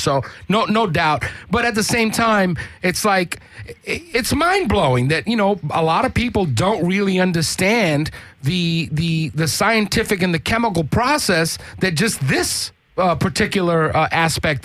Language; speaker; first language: English; native; English